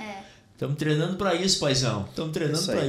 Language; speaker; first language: Portuguese; native; Portuguese